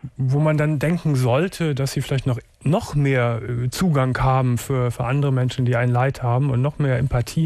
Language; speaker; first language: German; native; German